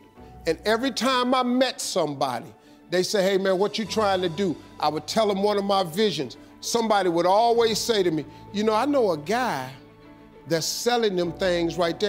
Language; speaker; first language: English; native; English